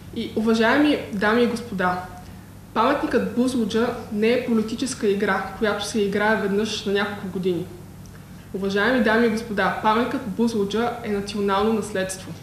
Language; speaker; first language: Bulgarian; native; Bulgarian